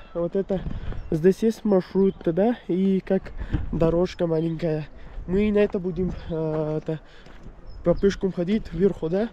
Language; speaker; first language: Russian; non-native, learner; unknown